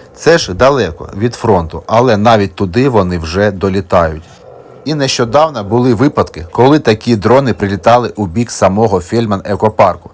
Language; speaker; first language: Ukrainian; native; Ukrainian